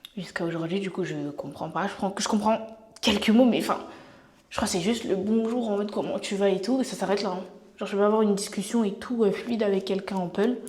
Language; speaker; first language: French; native; French